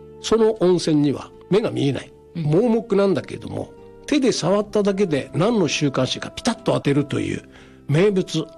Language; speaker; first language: Japanese; native; Japanese